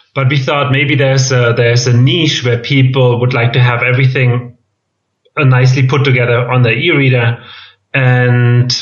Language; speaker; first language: English; non-native, fluent; German